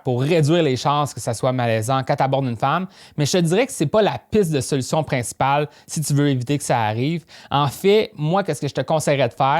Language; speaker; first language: French; native; French